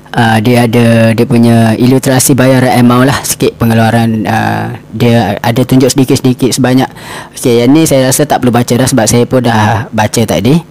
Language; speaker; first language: Malay; native; Malay